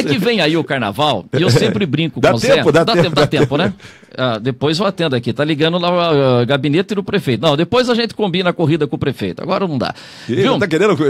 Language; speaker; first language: Portuguese; native; Portuguese